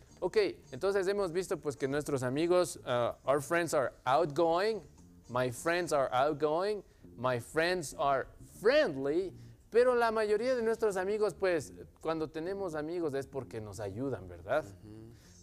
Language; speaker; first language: Spanish; native; Spanish